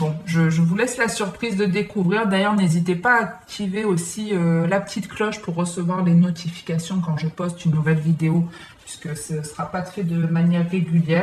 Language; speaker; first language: French; native; French